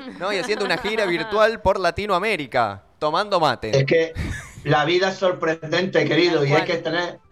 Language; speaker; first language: Spanish; native; Spanish